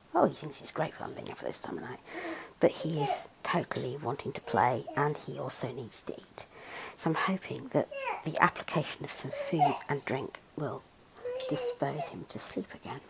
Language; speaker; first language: English; native; English